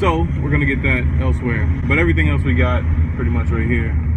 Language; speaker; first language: English; native; English